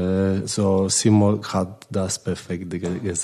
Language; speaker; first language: German; non-native, learner; Polish